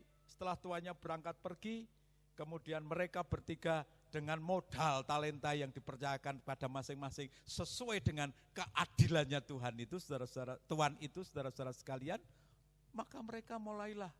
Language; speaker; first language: Indonesian; native; Indonesian